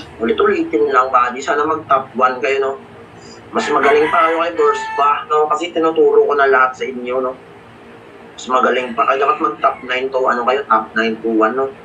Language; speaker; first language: Filipino; non-native, local second language; Hiligaynon